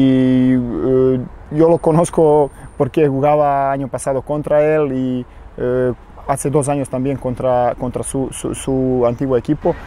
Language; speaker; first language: Spanish; non-native, learner; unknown